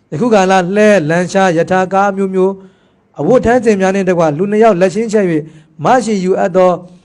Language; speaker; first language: Burmese; native; Burmese